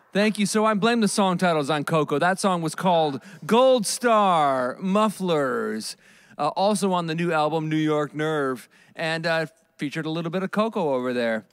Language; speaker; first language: English; native; English